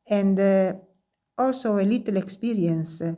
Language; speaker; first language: English; non-native, learner; Italian